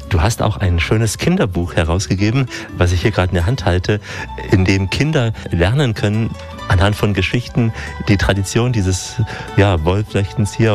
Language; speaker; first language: German; native; German